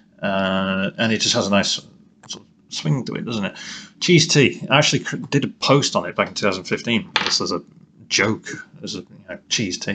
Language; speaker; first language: English; native; English